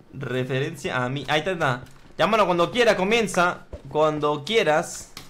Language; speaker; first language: Spanish; native; Spanish